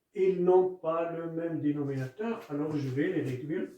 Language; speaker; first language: French; non-native, local second language; Arabic